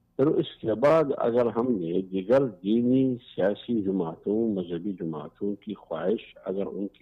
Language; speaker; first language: Urdu; non-native, local second language; Pashto